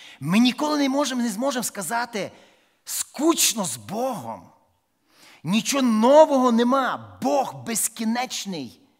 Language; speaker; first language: Ukrainian; native; Ukrainian